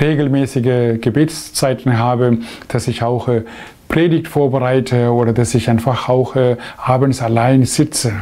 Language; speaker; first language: German; non-native, fluent; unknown